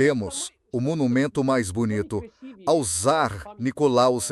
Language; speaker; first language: Portuguese; non-native, fluent; Serbian